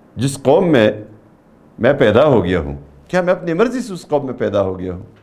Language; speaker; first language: Urdu; non-native, local second language; Pashto